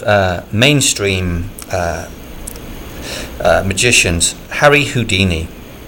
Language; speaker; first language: English; native; English